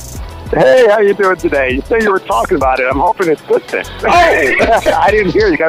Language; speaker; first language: English; native; English